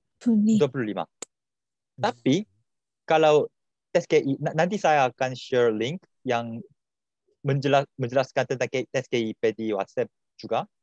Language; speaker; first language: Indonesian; non-native, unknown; Korean